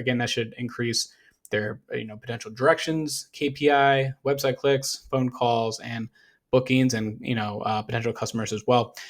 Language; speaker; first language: English; native; English